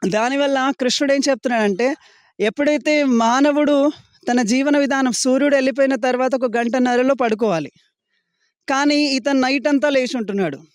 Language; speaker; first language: Telugu; native; Telugu